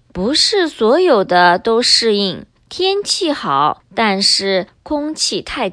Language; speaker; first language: Chinese; early bilingual, heritage; Chinese